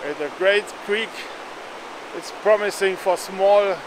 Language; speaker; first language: English; non-native, fluent; German